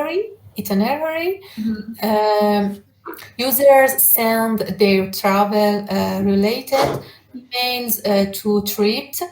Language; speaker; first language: English; non-native, learner; Persian